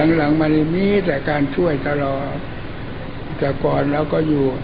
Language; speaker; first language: Thai; native; Thai